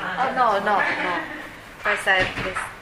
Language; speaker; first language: Italian; non-native, fluent; Chinese